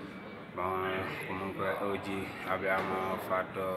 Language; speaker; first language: Italian; non-native, learner; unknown